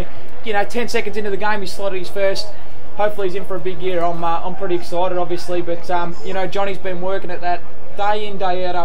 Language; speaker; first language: English; native; English